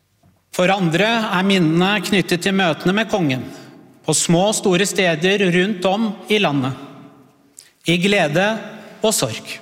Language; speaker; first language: Norwegian; early bilingual, other home language; Persian